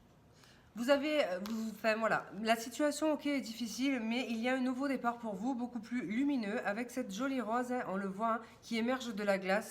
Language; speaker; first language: French; native; French